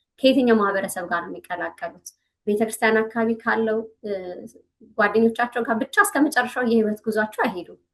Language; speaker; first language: Amharic; native; Amharic